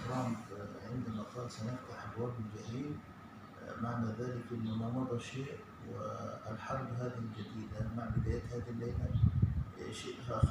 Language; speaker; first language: Arabic; native; Arabic